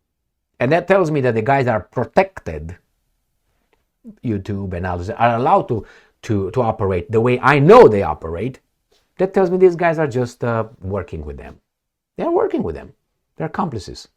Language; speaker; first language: English; non-native, fluent; Romanian